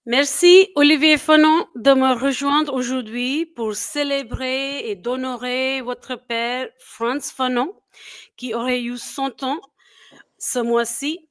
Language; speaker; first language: French; non-native, fluent; English